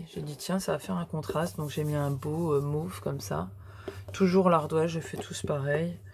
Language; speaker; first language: French; native; French